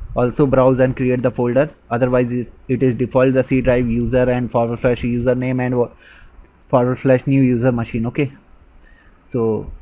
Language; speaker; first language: English; non-native, local second language; Hindi